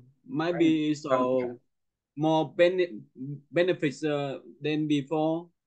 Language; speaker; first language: English; non-native, learner; Vietnamese